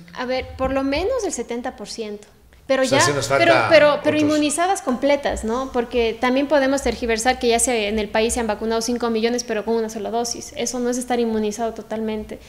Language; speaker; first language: Spanish; native; Spanish